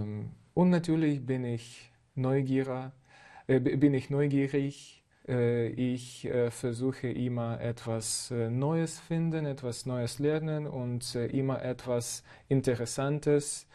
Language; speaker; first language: German; non-native, fluent; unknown